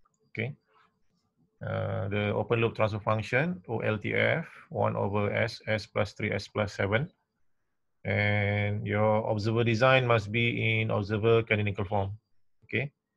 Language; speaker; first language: English; non-native, local second language; Malay